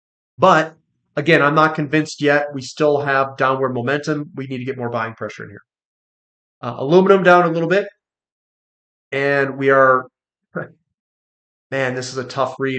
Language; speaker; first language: English; native; English